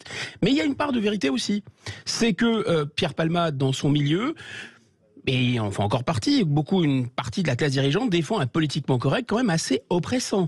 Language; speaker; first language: French; native; French